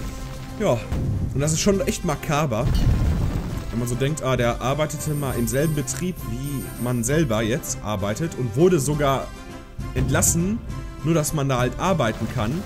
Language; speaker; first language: German; native; German